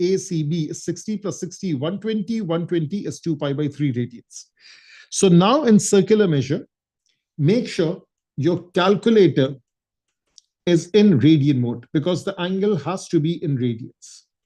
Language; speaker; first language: English; non-native, local second language; Urdu